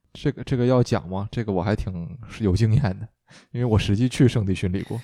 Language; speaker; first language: Chinese; native; Chinese